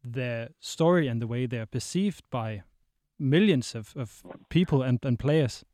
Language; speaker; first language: English; non-native, fluent; Danish